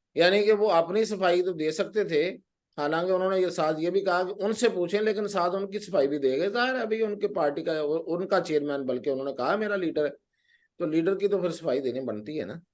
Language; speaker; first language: Urdu; non-native, local second language; Punjabi